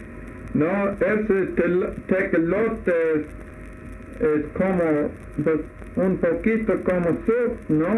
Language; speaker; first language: Spanish; non-native, learner; English